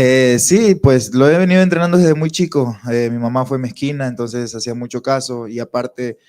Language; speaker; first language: Spanish; native; Spanish